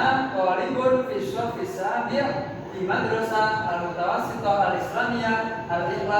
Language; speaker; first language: Arabic; non-native, fluent; Indonesian